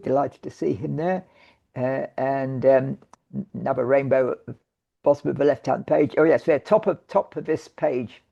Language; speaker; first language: English; native; English